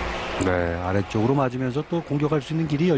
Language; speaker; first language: Korean; native; Korean